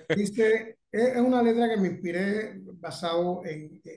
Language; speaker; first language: Spanish; native; Spanish